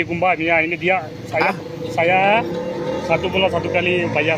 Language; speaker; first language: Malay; non-native, learner; Rohingya